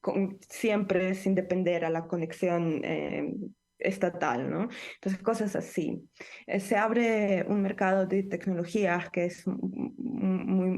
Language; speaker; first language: Spanish; non-native, fluent; Ukrainian